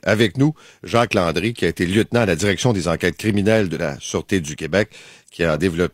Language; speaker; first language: French; native; French